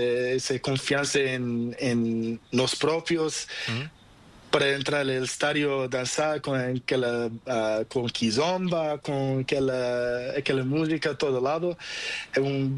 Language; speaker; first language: Spanish; non-native, learner; Portuguese